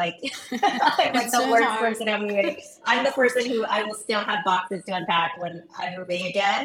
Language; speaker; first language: English; early bilingual, other home language; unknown